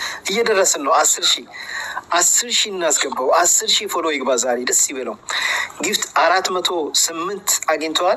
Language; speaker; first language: Arabic; non-native, fluent; Amharic